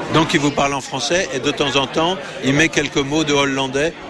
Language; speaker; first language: French; native; French